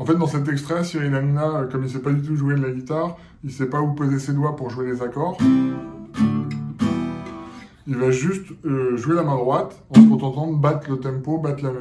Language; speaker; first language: French; native; French